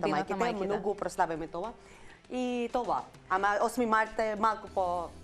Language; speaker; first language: Macedonian; non-native, learner; Filipino